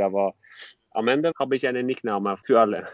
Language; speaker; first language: German; non-native, fluent; Norwegian